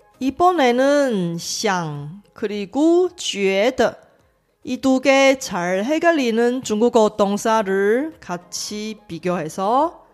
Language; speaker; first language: Korean; non-native, fluent; Chinese